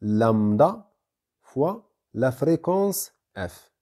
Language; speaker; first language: French; non-native, local second language; Arabic